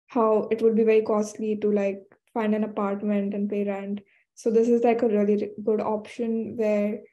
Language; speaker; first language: English; non-native, local second language; Hindi